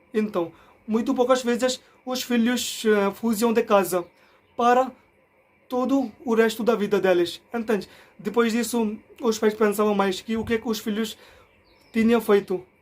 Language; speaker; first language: Portuguese; non-native, learner; Hindi